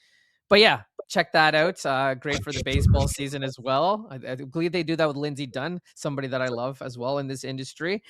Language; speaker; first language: English; native; English